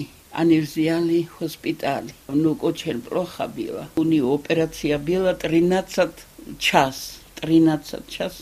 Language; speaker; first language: Russian; non-native, local second language; Georgian